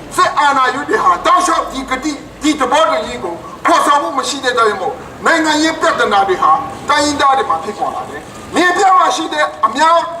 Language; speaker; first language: Burmese; non-native, local second language; Kachin